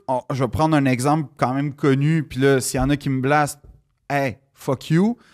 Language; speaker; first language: French; native; French